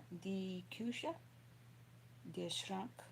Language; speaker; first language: German; non-native, learner; English